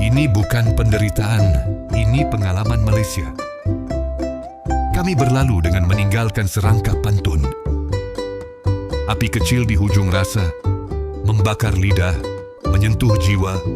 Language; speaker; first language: Malay; native; Malay